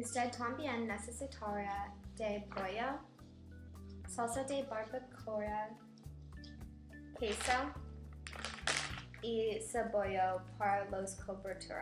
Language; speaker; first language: Spanish; non-native, learner; English